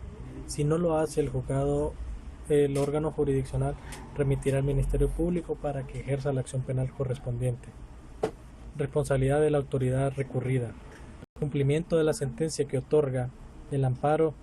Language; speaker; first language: Spanish; native; Spanish